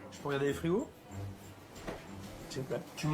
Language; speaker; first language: French; native; French